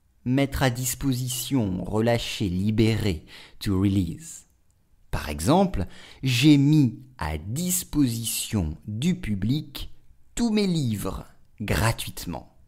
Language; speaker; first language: French; native; French